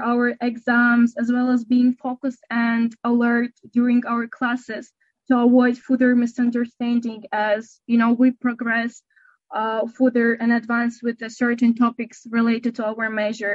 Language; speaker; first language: English; non-native, fluent; Russian